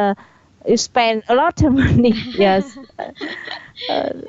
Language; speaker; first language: English; non-native, learner; Vietnamese